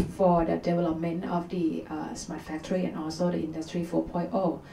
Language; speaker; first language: English; non-native, fluent; Thai